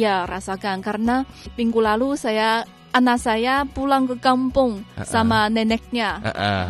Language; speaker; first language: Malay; non-native, fluent; Chinese